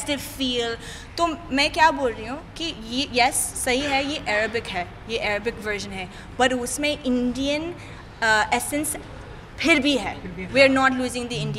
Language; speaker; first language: Hindi; non-native, fluent; Arabic